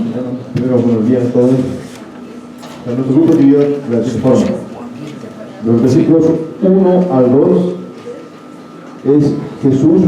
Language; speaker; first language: Spanish; native; Spanish